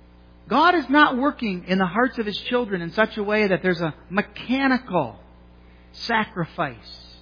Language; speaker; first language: English; native; English